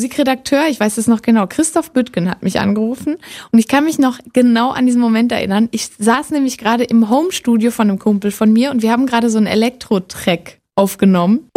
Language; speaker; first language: German; native; German